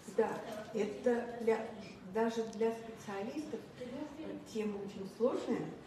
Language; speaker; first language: Russian; native; Russian